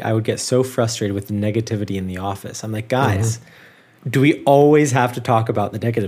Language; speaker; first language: English; native; English